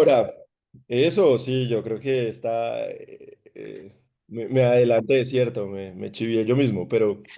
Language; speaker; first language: Spanish; native; Spanish